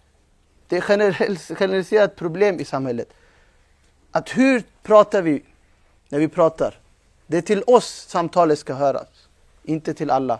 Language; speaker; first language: Swedish; non-native, fluent; Urdu